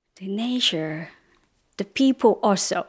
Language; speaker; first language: English; non-native, learner; Thai